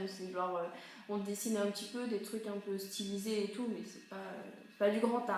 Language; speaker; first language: French; native; French